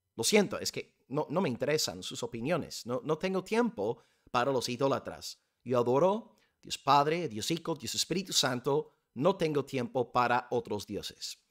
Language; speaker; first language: Spanish; non-native, fluent; English